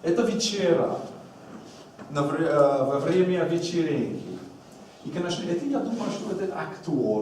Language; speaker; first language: Russian; non-native, learner; English